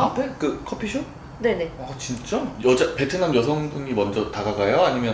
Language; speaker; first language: Korean; native; Korean